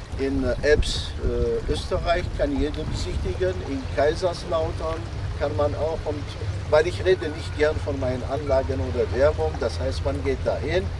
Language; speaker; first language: German; non-native, learner; Arabic